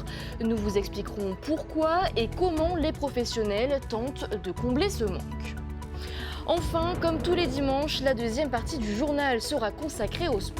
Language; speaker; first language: French; native; French